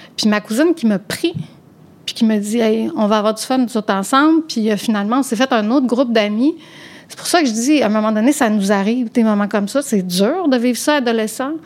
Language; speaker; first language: French; native; French